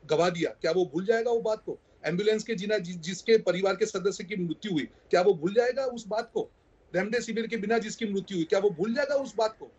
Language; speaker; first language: Hindi; non-native, local second language; Gujarati